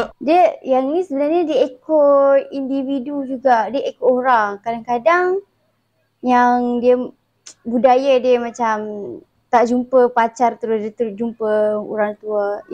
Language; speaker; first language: Malay; native; Malay